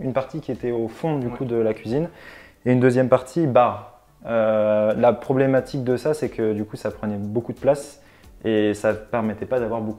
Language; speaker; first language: French; native; French